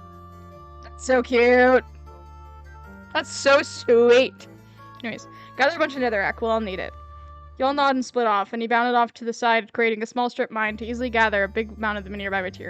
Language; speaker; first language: English; native; English